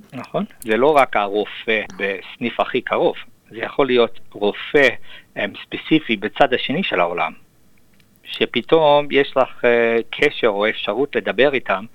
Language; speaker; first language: Hebrew; non-native, fluent; English